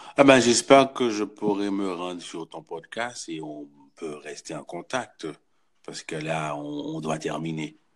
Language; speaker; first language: French; non-native, local second language; Haitian Creole